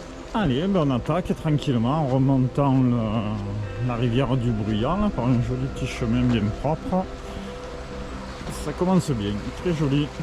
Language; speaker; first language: French; native; French